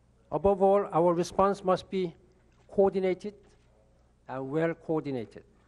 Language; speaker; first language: English; non-native, fluent; Korean